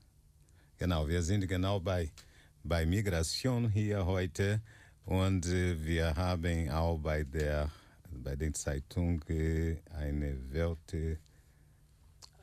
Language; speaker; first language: German; non-native, fluent; Portuguese